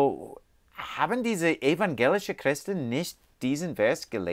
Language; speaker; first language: German; non-native, fluent; English